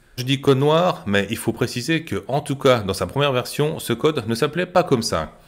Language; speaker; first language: French; native; French